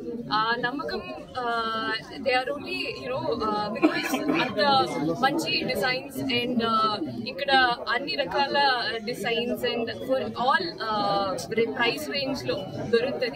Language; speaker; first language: Telugu; non-native, fluent; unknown